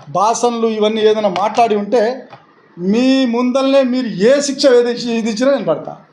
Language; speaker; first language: Telugu; non-native, local second language; Lambadi